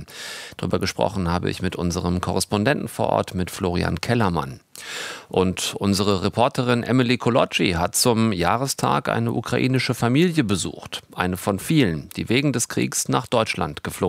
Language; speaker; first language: German; native; German